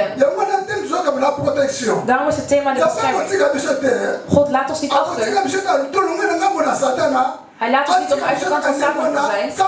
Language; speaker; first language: Dutch; non-native, fluent; Lingala